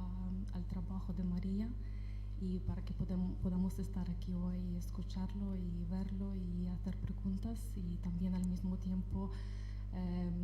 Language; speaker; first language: Spanish; non-native, fluent; Ukrainian